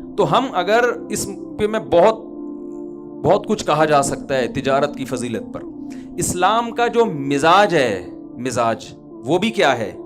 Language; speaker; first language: Urdu; native; Urdu